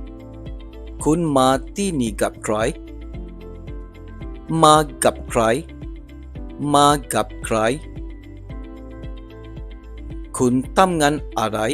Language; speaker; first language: Thai; non-native, learner; English